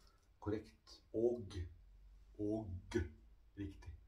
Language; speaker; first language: Norwegian; native; Norwegian